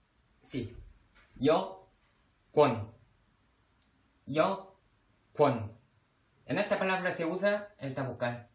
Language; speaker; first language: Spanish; non-native, fluent; Korean